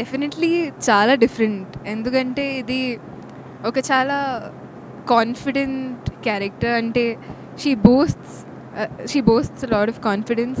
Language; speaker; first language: Telugu; non-native, local second language; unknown